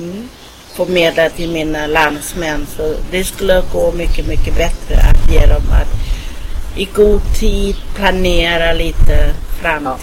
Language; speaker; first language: Swedish; non-native, fluent; Thai